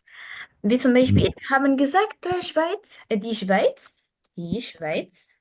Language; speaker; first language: German; non-native, fluent; Arabic